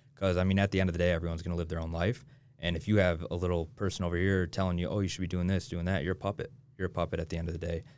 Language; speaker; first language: English; native; English